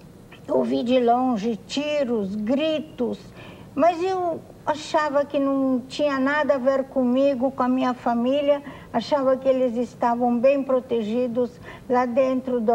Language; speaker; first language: Portuguese; non-native, fluent; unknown